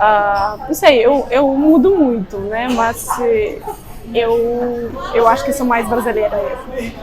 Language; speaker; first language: Portuguese; non-native, fluent; Russian